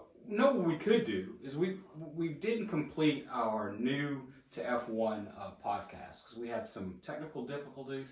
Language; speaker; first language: English; native; English